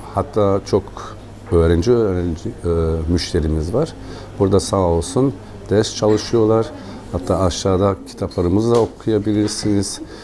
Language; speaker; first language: Turkish; non-native, fluent; German